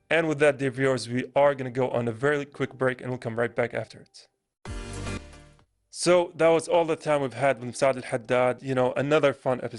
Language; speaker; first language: English; non-native, fluent; Arabic